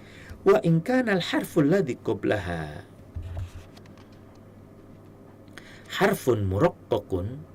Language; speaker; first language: Arabic; non-native, fluent; Indonesian